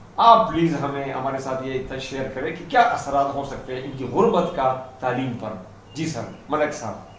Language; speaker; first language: Urdu; non-native, local second language; Pashto